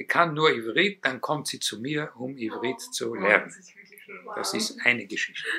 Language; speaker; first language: German; non-native, fluent; Hebrew